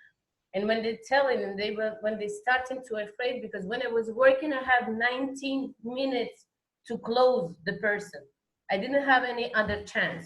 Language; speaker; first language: English; non-native, learner; Russian